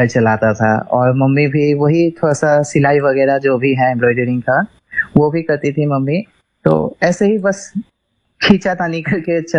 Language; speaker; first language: Hindi; non-native, local second language; Assamese